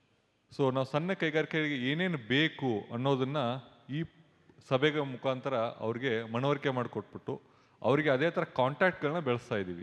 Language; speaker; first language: Kannada; native; Kannada